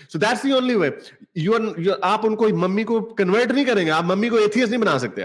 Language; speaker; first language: Hindi; native; Hindi